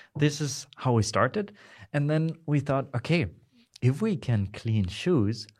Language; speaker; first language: English; non-native, fluent; German